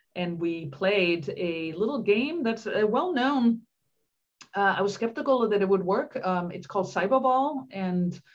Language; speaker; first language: English; non-native, fluent; Danish